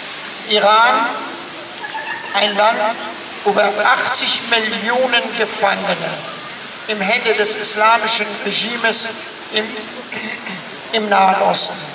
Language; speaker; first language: German; non-native, fluent; Persian